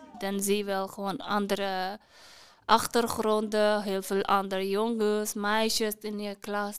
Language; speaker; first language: Dutch; non-native, learner; Persian